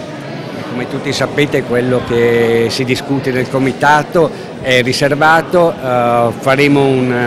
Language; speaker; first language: Italian; native; Italian